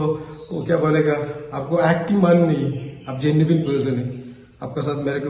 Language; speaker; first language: Hindi; non-native, local second language; Malayalam